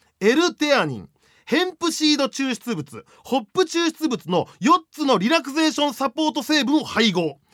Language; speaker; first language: Japanese; native; Japanese